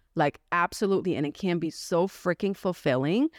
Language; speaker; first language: English; non-native, fluent; German